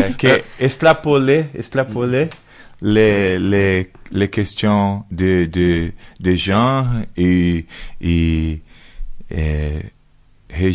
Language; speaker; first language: French; non-native, learner; Portuguese